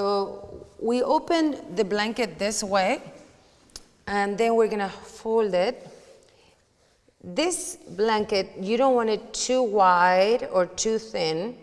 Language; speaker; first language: English; non-native, fluent; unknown